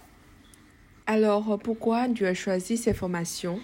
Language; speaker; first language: French; non-native, fluent; Chinese